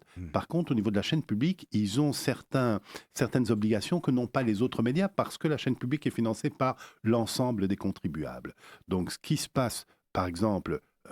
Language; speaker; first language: French; native; French